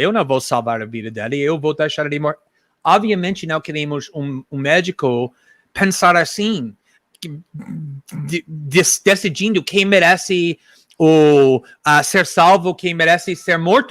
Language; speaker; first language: Portuguese; non-native, fluent; English